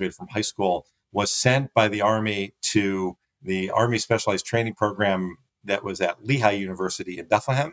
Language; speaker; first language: English; native; English